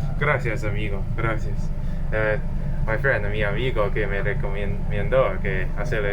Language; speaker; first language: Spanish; non-native, learner; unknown